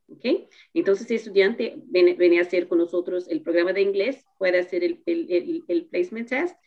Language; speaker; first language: Spanish; non-native, learner; Portuguese